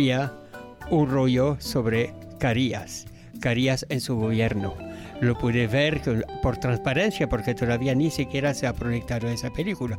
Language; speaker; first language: Spanish; non-native, fluent; French